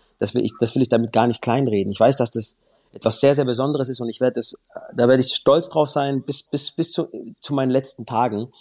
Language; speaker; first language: German; native; German